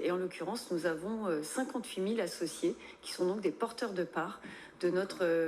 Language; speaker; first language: French; native; French